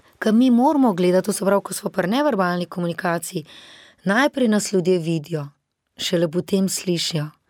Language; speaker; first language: Slovenian; native; Slovenian